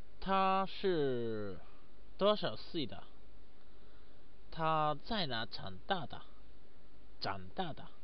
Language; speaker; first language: Chinese; non-native, learner; Japanese